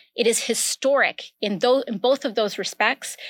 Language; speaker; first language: English; early bilingual, other home language; Spanish